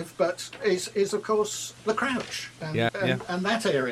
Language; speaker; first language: English; native; English